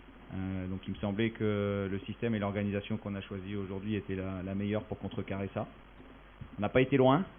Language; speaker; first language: French; native; French